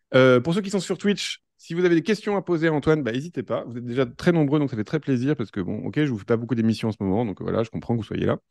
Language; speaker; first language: French; native; French